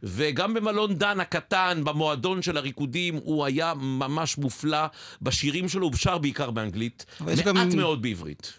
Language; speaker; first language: Hebrew; native; Hebrew